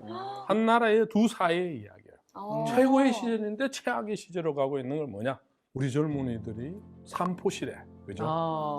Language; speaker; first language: Korean; native; Korean